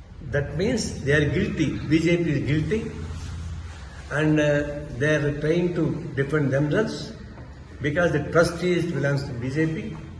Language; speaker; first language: English; non-native, local second language; Telugu